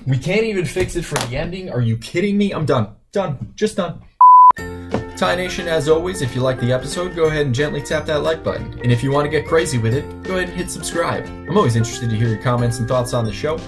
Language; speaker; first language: English; native; English